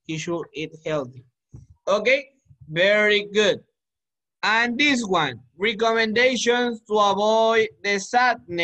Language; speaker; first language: English; non-native, learner; Spanish